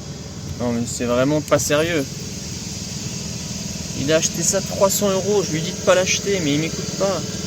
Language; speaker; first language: French; native; French